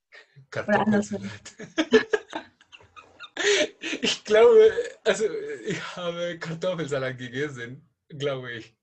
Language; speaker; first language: German; non-native, learner; Spanish